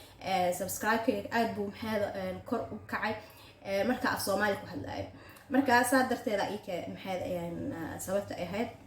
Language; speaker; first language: Somali; early bilingual, heritage; Somali